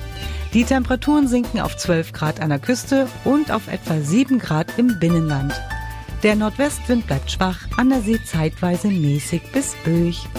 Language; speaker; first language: German; native; German